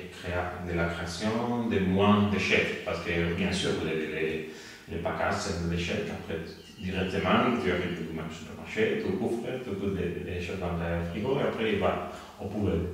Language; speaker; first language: French; non-native, learner; Spanish